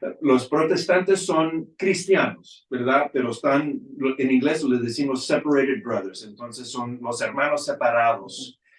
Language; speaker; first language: Spanish; early bilingual, heritage; English